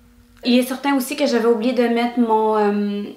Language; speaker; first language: French; native; French